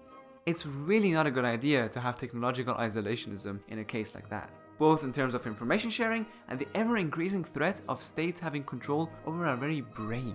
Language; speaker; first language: English; non-native, fluent; Persian